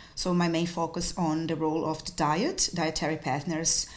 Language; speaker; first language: English; non-native, fluent; Portuguese